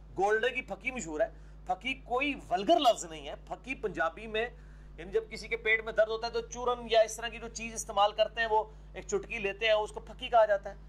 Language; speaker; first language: Urdu; non-native, local second language; Punjabi